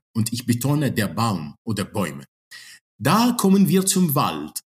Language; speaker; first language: German; non-native, fluent; Arabic